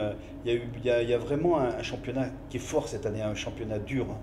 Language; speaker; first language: French; native; French